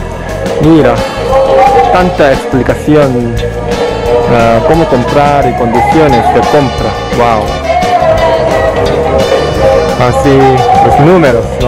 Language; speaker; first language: Spanish; non-native, fluent; Korean